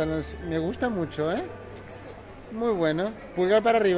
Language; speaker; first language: Spanish; native; Spanish